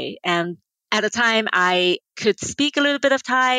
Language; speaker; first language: English; non-native, local second language; Cantonese